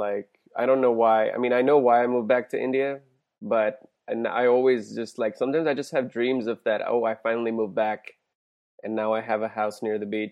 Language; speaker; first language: English; non-native, local second language; Hindi